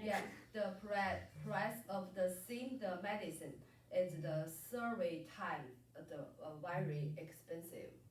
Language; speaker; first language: English; non-native, learner; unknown